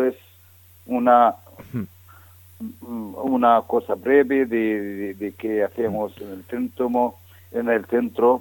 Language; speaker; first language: Spanish; non-native, fluent; Arabic